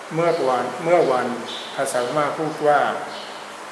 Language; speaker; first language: Thai; non-native, fluent; Burmese